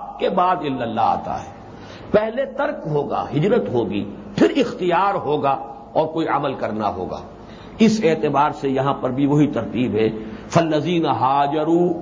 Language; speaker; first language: Urdu; native; Urdu